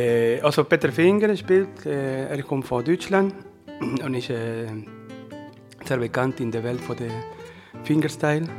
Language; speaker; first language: German; non-native, learner; Spanish